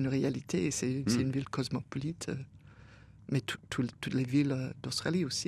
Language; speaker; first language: French; non-native, fluent; English